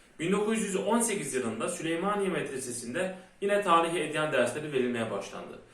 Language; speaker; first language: Turkish; early bilingual, heritage; Turkish